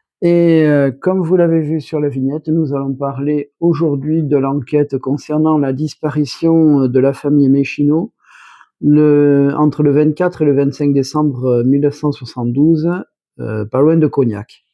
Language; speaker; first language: French; native; French